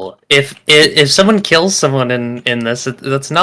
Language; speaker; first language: English; native; English